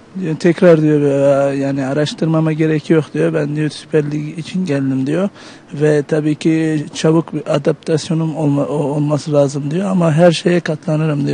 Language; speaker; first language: Turkish; early bilingual, heritage; Turkish